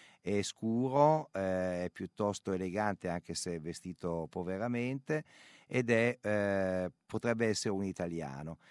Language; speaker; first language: Italian; native; Italian